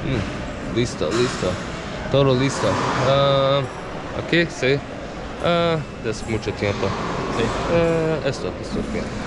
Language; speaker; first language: Spanish; non-native, learner; English